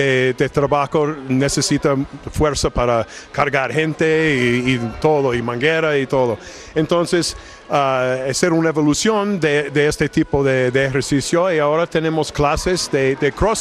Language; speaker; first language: Spanish; non-native, learner; English